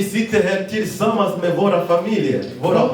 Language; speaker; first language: Swedish; non-native, fluent; Lingala